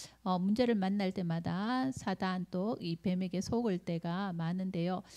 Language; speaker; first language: Korean; native; Korean